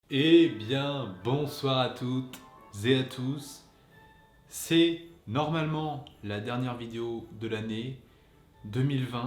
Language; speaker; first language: French; native; French